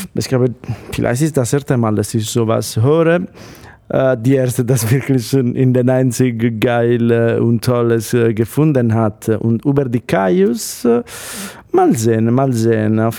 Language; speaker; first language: German; non-native, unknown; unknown